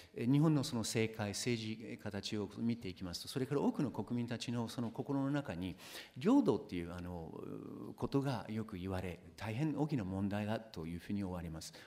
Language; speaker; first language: Japanese; non-native, fluent; English